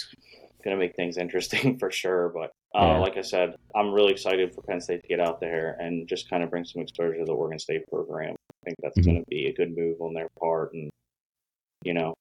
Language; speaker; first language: English; native; English